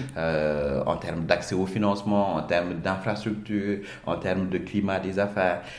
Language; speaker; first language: French; non-native, local second language; Wolof